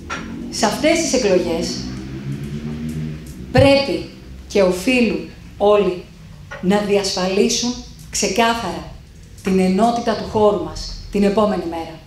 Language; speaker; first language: Greek; native; Greek